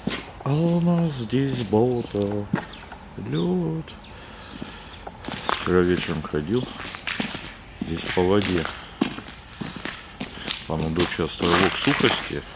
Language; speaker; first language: Russian; native; Russian